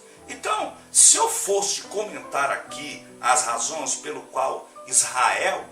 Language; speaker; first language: Portuguese; native; Portuguese